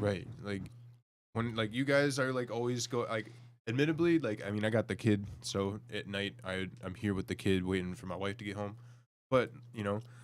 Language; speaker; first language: English; native; English